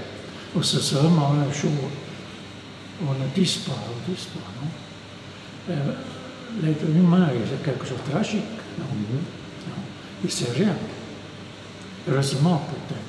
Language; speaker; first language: French; non-native, local second language; German